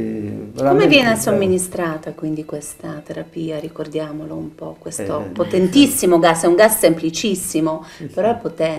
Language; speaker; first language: Italian; native; Italian